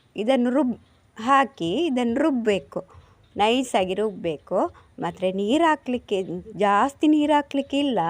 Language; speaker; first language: Kannada; non-native, local second language; Tulu